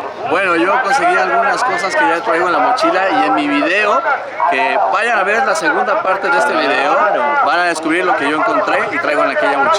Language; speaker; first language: Spanish; native; Spanish